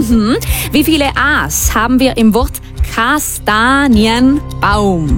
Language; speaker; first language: German; native; German